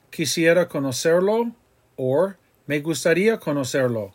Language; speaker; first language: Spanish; non-native, fluent; English